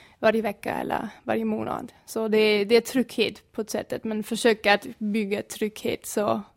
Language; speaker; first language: Swedish; non-native, fluent; German